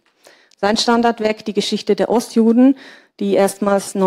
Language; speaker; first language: German; native; German